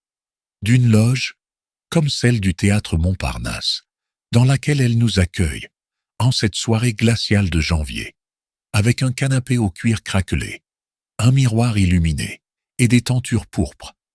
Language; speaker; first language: French; native; French